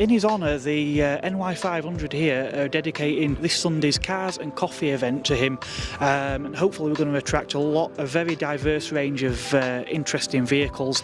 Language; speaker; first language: English; native; English